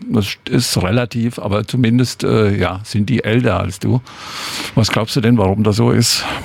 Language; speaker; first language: German; native; German